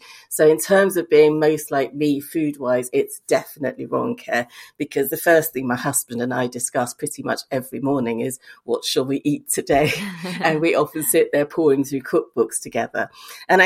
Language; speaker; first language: English; native; English